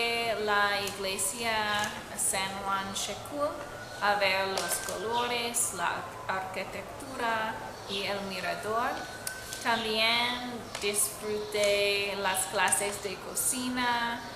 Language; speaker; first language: Spanish; non-native, learner; English